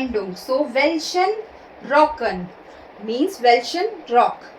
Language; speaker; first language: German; non-native, learner; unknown